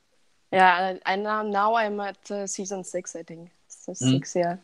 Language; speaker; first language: English; non-native, learner; Russian